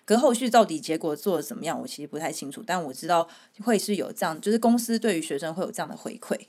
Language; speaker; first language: Chinese; native; Chinese